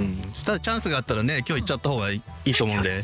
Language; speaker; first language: Japanese; native; Japanese